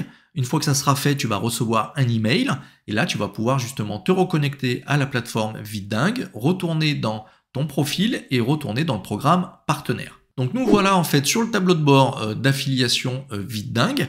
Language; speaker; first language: French; native; French